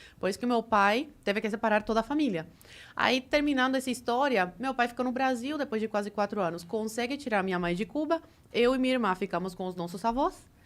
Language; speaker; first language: Portuguese; early bilingual, other home language; Spanish